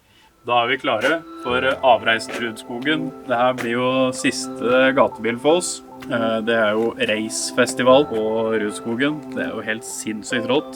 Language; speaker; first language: Norwegian; native; Norwegian